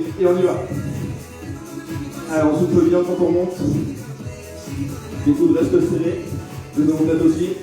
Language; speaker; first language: French; native; French